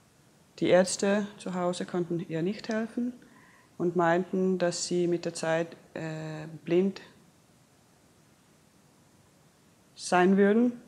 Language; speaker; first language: German; non-native, fluent; Danish